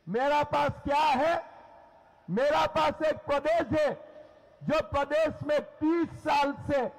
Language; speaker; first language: Hindi; non-native, local second language; Assamese